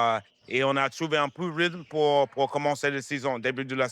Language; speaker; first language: French; non-native, fluent; English